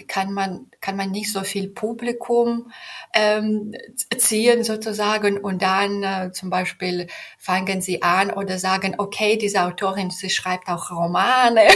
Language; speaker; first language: German; non-native, fluent; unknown